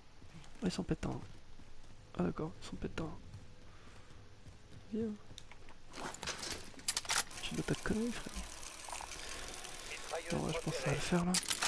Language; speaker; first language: French; native; French